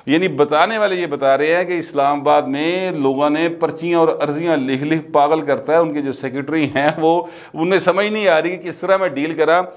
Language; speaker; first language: Urdu; non-native, local second language; Punjabi